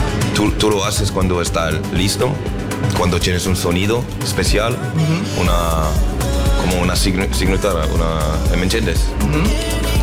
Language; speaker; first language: Spanish; non-native, learner; French